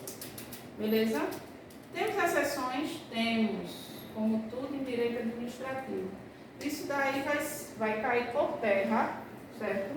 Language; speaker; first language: Portuguese; native; Portuguese